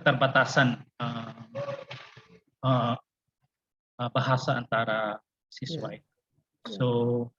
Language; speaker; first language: Indonesian; non-native, fluent; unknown